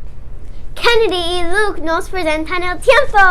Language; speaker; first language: Spanish; non-native, learner; English